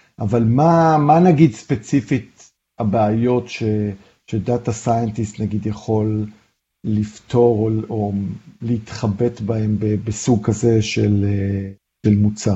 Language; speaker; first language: Hebrew; native; Hebrew